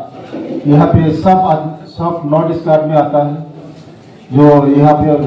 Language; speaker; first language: Hindi; non-native, local second language; Kok Borok